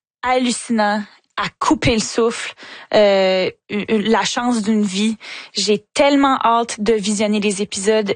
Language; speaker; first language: French; native; French